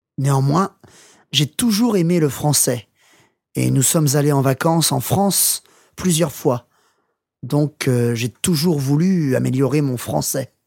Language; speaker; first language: French; non-native, learner; English